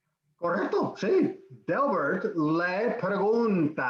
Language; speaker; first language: Spanish; non-native, fluent; English